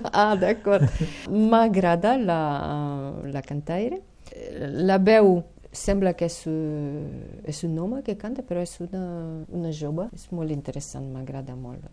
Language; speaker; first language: Catalan; non-native, fluent; Ukrainian